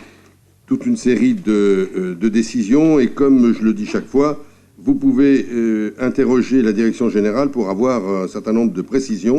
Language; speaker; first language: French; native; French